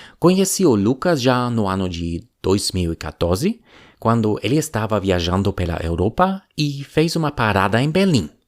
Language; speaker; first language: Portuguese; non-native, fluent; German